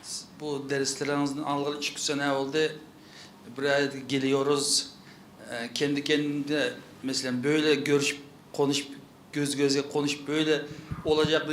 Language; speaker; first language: Turkish; non-native, learner; Uyghur